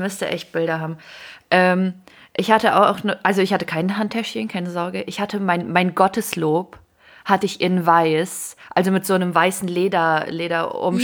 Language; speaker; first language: German; early bilingual, other home language; Ukrainian